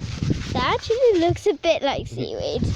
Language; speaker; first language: English; native; English